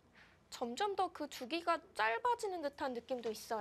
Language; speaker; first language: Korean; native; Korean